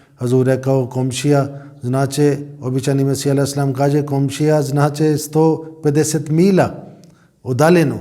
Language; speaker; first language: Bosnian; non-native, fluent; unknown